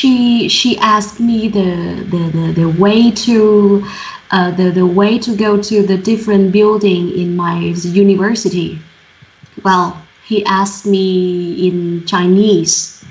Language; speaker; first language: English; non-native, learner; Vietnamese